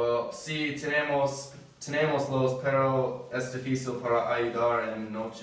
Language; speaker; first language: Spanish; non-native, learner; English